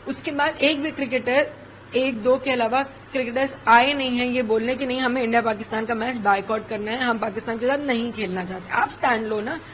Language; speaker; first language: Hindi; native; Hindi